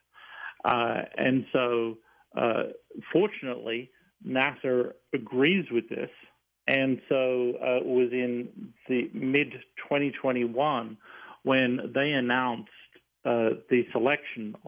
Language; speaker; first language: English; native; English